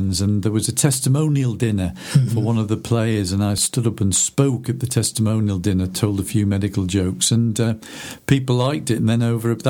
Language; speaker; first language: English; native; English